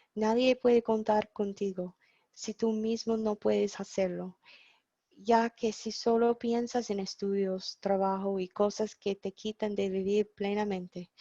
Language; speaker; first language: Spanish; non-native, fluent; English